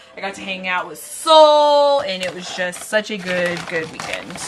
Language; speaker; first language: English; native; English